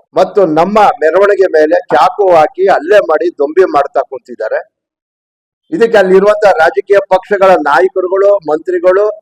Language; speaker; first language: Kannada; native; Kannada